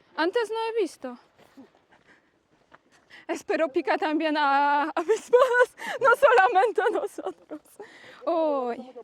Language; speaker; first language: Spanish; non-native, learner; Polish